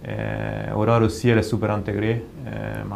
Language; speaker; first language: French; non-native, fluent; Italian